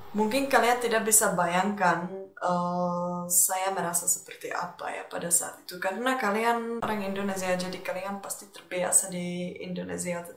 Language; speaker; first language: Indonesian; non-native, fluent; Czech